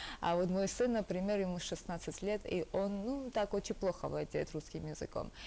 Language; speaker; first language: Russian; non-native, local second language; Georgian